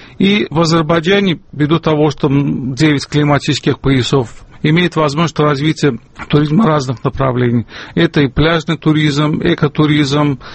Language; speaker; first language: Russian; non-native, local second language; Azerbaijani